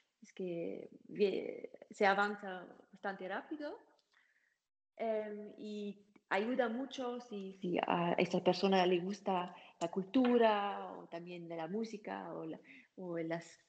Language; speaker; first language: Spanish; non-native, learner; German